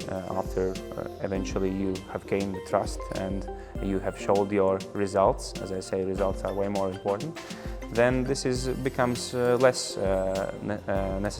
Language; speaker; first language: English; non-native, fluent; Latvian